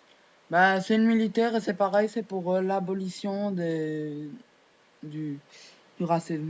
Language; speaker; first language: French; native; French